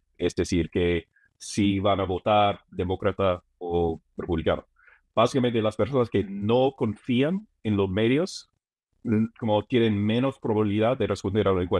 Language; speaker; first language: Spanish; non-native, fluent; English